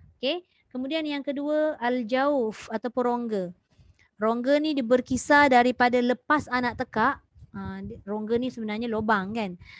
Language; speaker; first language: Malay; native; Malay